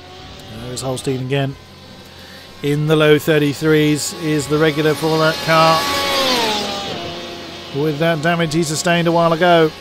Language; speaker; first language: English; native; English